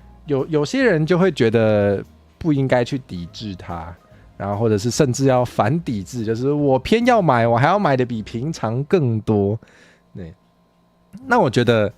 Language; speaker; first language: Chinese; native; Chinese